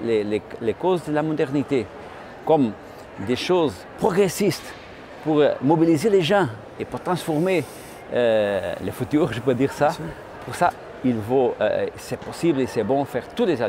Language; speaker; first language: French; non-native, fluent; Portuguese